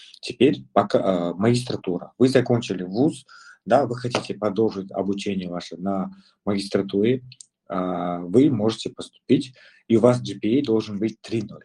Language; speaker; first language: Russian; non-native, local second language; Kazakh